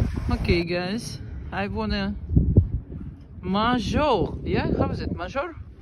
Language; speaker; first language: English; non-native, learner; Ukrainian